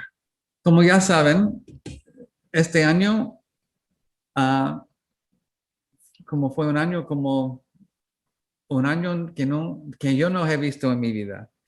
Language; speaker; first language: Spanish; non-native, learner; English